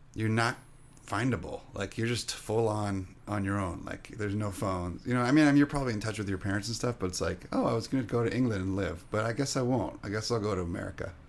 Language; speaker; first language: English; early bilingual, other home language; French